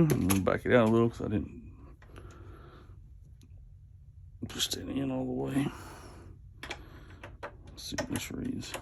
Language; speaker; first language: English; native; English